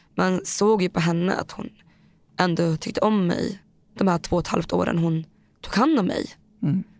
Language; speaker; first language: Swedish; native; Swedish